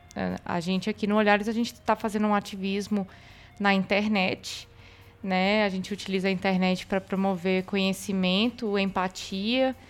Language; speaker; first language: Portuguese; native; Portuguese